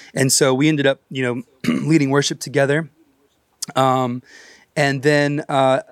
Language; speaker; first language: English; native; English